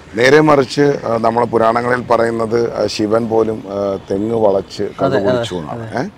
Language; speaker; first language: Malayalam; native; Malayalam